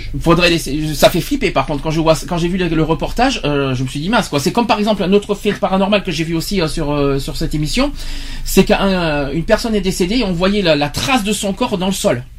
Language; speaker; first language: French; native; French